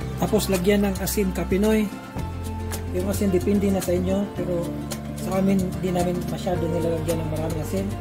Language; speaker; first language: Filipino; non-native, local second language; Cebuano